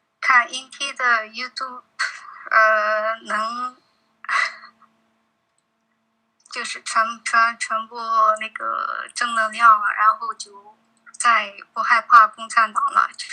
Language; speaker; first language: Chinese; non-native, local second language; Uyghur